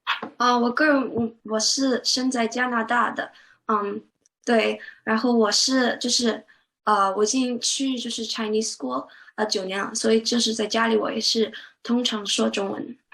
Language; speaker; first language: Chinese; early bilingual, heritage; Chinese